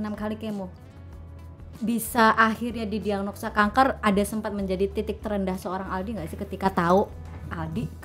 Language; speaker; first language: Indonesian; native; Indonesian